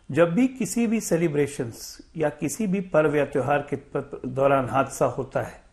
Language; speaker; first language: Hindi; native; Hindi